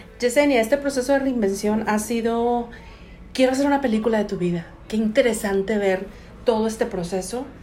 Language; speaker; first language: Spanish; native; Spanish